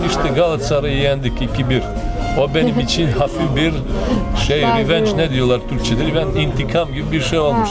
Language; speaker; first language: Turkish; non-native, fluent; Serbian